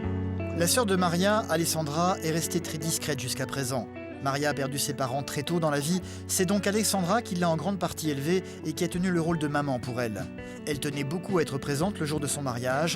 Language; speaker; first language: French; native; French